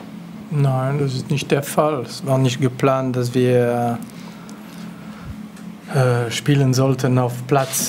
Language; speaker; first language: German; non-native, local second language; French